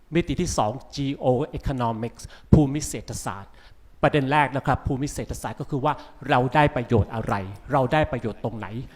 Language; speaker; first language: Thai; native; Thai